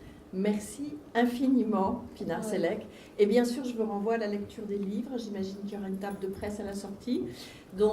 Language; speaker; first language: French; native; French